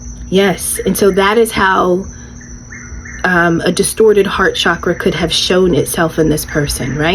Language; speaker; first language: English; native; English